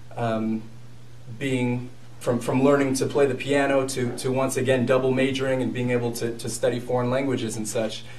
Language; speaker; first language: English; native; English